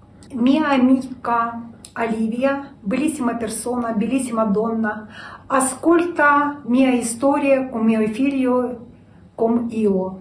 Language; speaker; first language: Italian; non-native, learner; Ukrainian